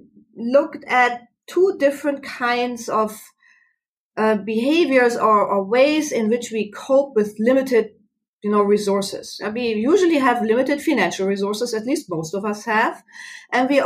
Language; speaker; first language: English; non-native, fluent; German